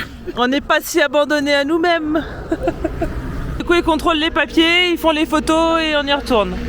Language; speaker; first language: French; native; French